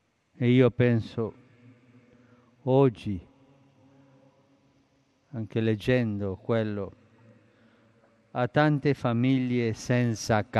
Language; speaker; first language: Italian; non-native, fluent; Spanish